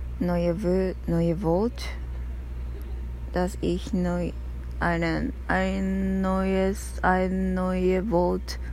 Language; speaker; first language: German; non-native, learner; Japanese